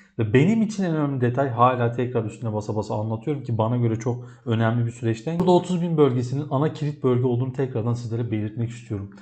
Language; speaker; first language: Turkish; native; Turkish